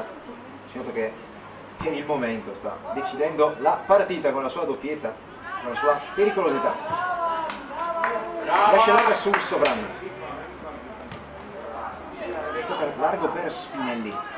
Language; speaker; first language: Italian; native; Italian